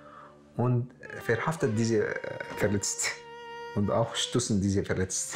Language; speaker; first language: German; non-native, learner; Arabic